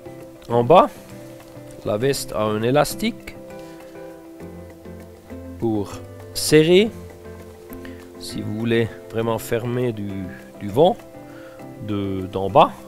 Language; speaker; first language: French; non-native, fluent; German